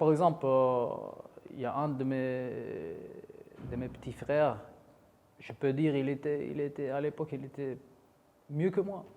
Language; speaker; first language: French; non-native, fluent; Dutch